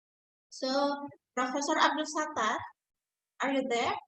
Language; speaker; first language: English; non-native, fluent; Indonesian